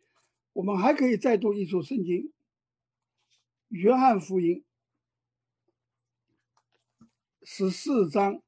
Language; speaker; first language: Chinese; native; Chinese